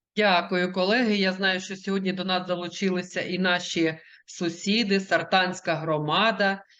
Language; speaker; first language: Ukrainian; native; Ukrainian